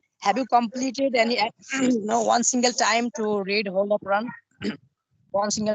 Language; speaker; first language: English; non-native, learner; Bangla